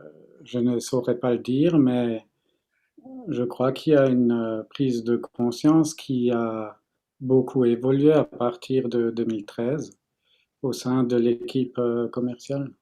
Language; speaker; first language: French; non-native, fluent; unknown